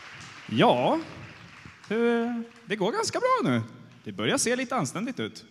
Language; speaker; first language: Swedish; native; Swedish